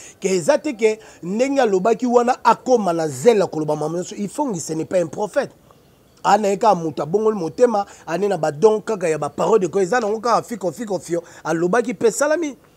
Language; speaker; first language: Lingala; native; Lingala